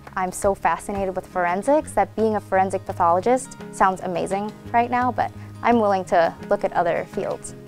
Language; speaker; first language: English; native; English